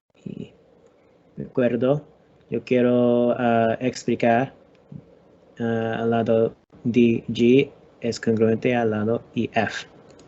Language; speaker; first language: Spanish; non-native, learner; English